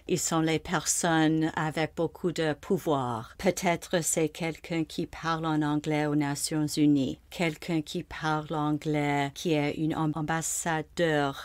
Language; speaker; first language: French; non-native, local second language; English